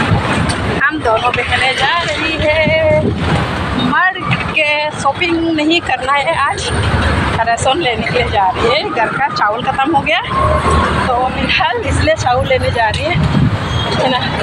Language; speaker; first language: Hindi; non-native, local second language; Assamese